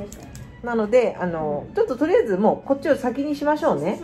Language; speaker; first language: Japanese; native; Japanese